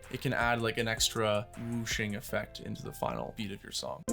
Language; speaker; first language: English; native; English